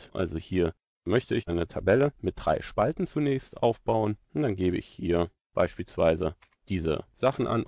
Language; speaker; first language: German; native; German